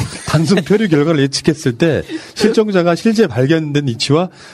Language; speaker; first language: Korean; native; Korean